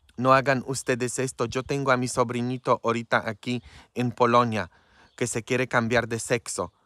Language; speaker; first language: Spanish; non-native, fluent; Polish